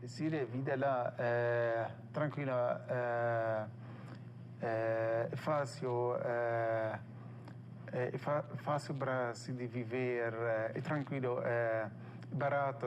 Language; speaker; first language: Portuguese; non-native, fluent; Arabic